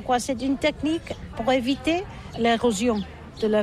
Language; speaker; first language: French; non-native, learner; Catalan